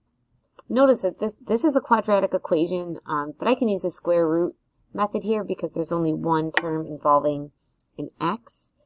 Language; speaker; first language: English; native; English